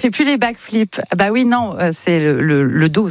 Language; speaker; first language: French; native; French